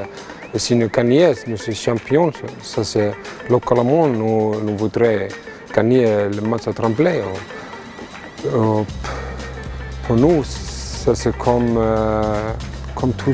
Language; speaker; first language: French; non-native, learner; Icelandic